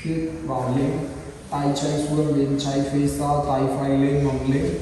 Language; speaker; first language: Vietnamese; non-native, learner; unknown